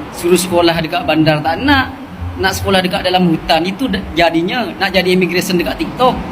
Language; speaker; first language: Malay; native; Malay